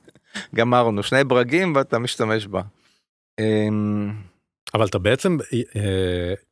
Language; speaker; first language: Hebrew; early bilingual, other home language; French